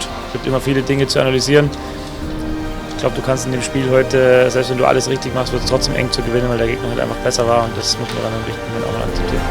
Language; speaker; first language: German; native; German